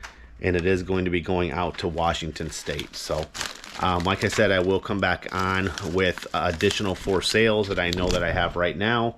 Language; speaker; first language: English; native; English